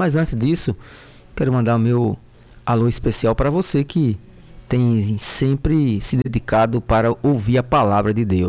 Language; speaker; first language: Portuguese; native; Portuguese